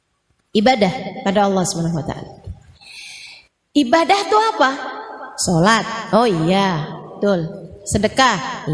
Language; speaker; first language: Indonesian; native; Indonesian